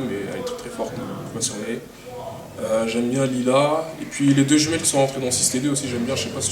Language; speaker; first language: French; native; French